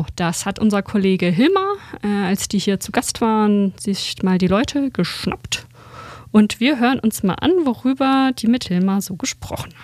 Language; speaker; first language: German; native; German